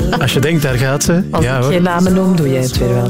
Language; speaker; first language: Dutch; native; Dutch